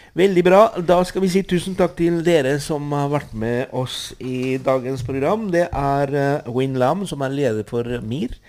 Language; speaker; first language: Norwegian; non-native, fluent; Spanish